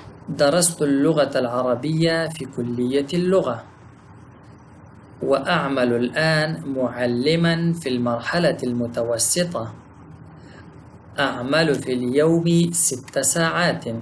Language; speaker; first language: Arabic; non-native, fluent; Pashto